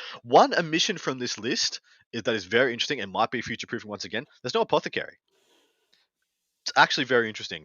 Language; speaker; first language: English; native; English